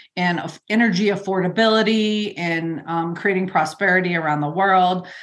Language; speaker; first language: English; native; English